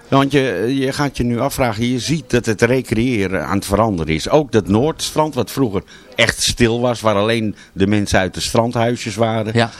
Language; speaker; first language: Dutch; native; Dutch